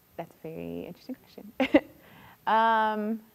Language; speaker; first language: English; native; English